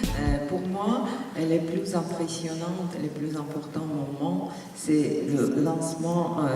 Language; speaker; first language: French; non-native, fluent; Russian